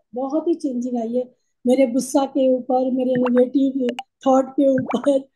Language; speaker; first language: Hindi; native; Hindi